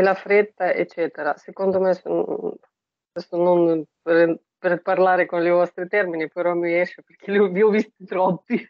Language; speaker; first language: Italian; non-native, fluent; Russian